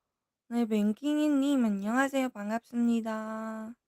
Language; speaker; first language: Korean; non-native, fluent; Filipino